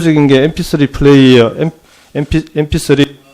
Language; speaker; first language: Korean; native; Korean